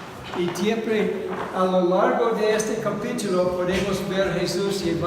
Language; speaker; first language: Spanish; non-native, fluent; English